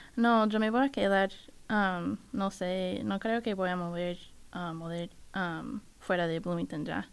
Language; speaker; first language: Spanish; non-native, fluent; English